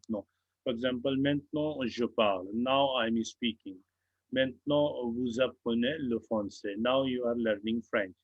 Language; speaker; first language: French; non-native, fluent; Hindi